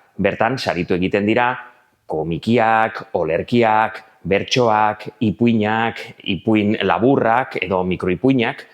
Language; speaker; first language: Basque; non-native, local second language; Spanish